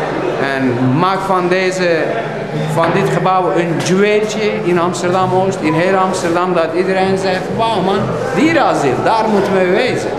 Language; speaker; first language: Dutch; non-native, fluent; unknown